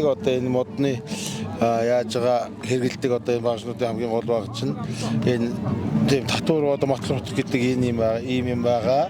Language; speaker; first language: Mongolian; non-native, local second language; Kazakh